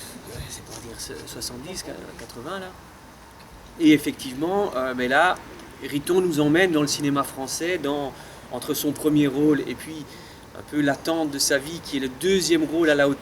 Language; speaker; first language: French; native; French